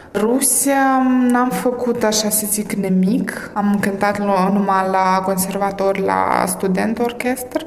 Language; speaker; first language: Romanian; early bilingual, heritage; Romanian